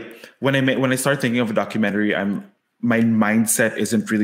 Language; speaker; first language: English; non-native, local second language; Filipino